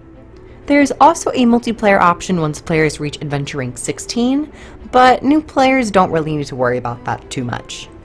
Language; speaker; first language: English; native; English